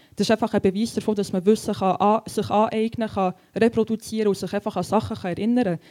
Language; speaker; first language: German; native; German